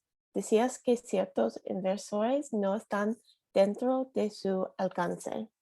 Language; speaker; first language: Spanish; non-native, learner; English